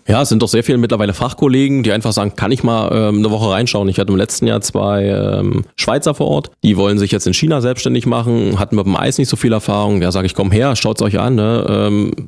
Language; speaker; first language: German; native; German